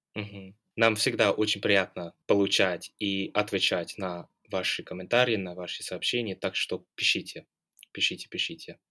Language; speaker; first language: Russian; non-native, fluent; English